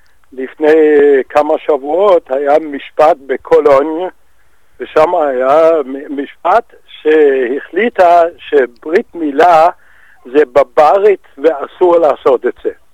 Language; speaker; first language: Hebrew; non-native, fluent; Danish